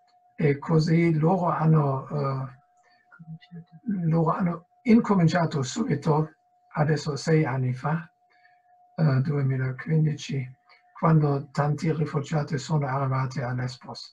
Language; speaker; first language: Italian; non-native, fluent; German